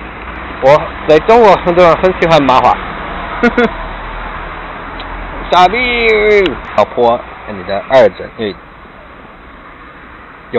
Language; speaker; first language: Chinese; non-native, learner; English